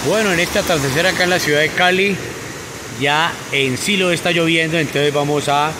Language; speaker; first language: Spanish; native; Spanish